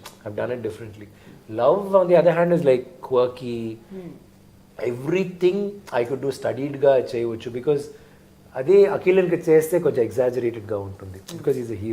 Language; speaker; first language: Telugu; non-native, learner; Tamil